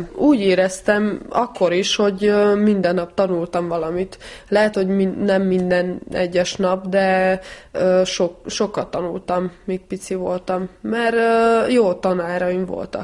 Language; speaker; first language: Hungarian; early bilingual, heritage; Hungarian